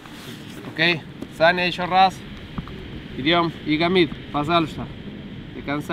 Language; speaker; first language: Russian; non-native, learner; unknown